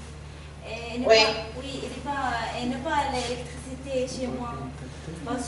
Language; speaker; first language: French; non-native, learner; Arabic